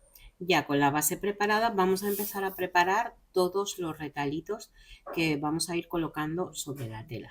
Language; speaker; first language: Spanish; native; Spanish